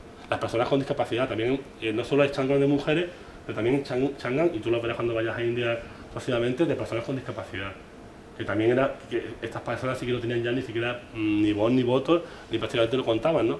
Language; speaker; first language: Spanish; native; Spanish